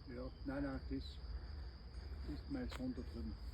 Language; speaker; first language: German; native; German